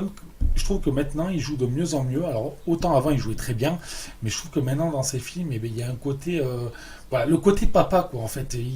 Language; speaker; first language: French; native; French